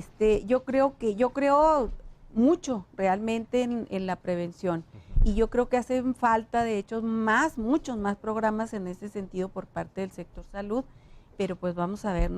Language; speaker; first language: Spanish; native; Spanish